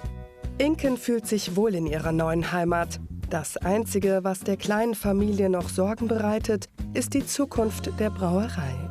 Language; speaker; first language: German; native; German